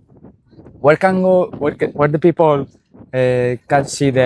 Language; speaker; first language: English; non-native, learner; Spanish